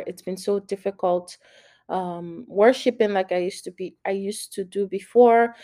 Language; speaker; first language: English; non-native, local second language; Yoruba